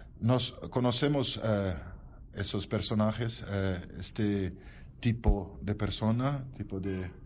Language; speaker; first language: Spanish; non-native, learner; Portuguese